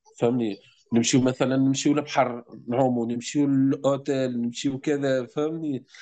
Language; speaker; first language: Arabic; native; Arabic